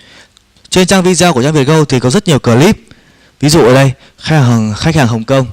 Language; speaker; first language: Vietnamese; native; Vietnamese